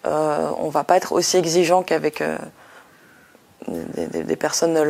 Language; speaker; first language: French; native; French